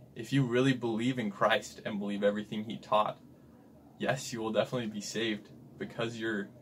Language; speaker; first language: English; native; English